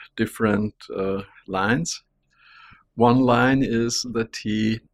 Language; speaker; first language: English; non-native, fluent; German